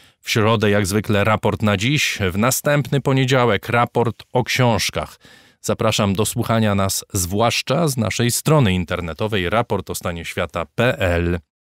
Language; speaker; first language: Polish; native; Polish